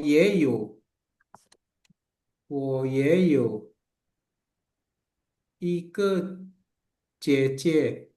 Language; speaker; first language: Chinese; non-native, learner; Indonesian